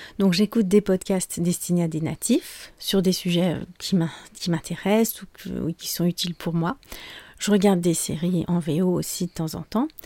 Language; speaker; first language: French; native; French